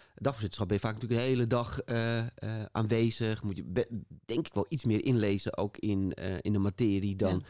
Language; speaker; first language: Dutch; native; Dutch